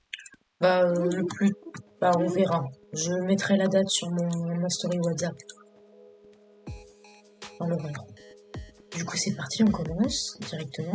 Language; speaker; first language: French; native; French